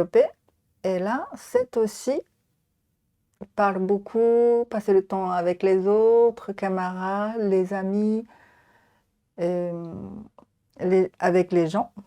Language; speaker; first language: French; non-native, fluent; Japanese